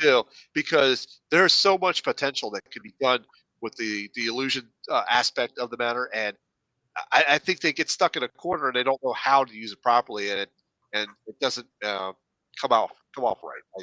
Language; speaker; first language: English; native; English